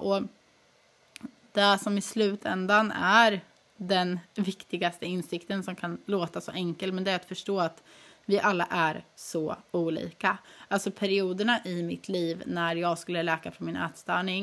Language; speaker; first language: Swedish; native; Swedish